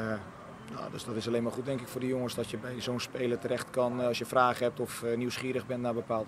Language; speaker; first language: Dutch; native; Dutch